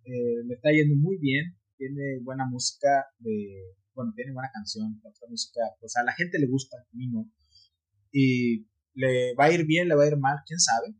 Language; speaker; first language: Spanish; early bilingual, heritage; Spanish